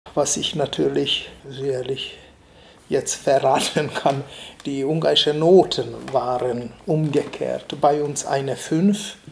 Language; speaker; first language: German; non-native, fluent; Hungarian